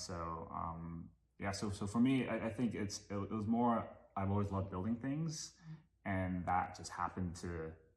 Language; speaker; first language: English; non-native, local second language; Cantonese